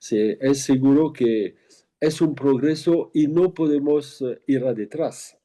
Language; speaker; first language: Spanish; non-native, fluent; French